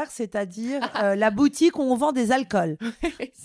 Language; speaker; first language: French; native; French